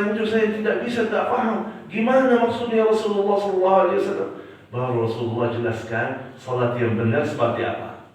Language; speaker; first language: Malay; non-native, fluent; Arabic